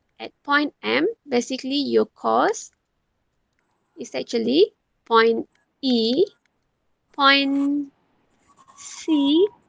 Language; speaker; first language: English; non-native, local second language; Malay